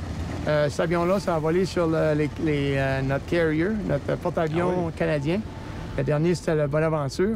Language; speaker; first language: French; native; French